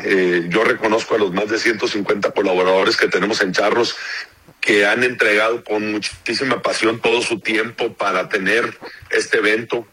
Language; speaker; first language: Spanish; native; Spanish